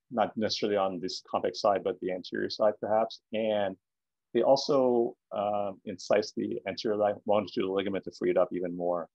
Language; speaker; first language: English; native; English